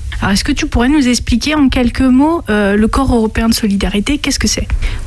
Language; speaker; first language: French; native; French